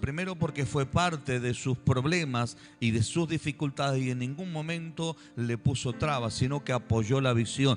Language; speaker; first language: Spanish; native; Spanish